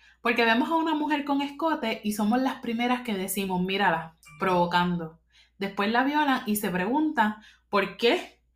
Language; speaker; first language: Spanish; native; Spanish